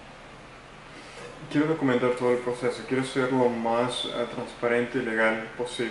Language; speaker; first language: Spanish; early bilingual, heritage; Spanish